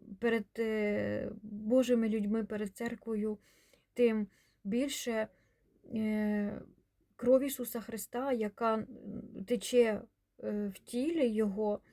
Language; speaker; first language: Ukrainian; non-native, local second language; Russian